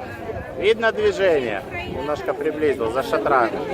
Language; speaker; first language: Russian; native; Russian